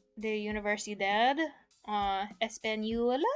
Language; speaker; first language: Spanish; non-native, learner; English